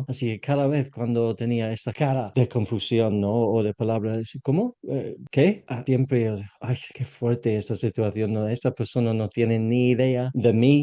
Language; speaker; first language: Spanish; non-native, learner; English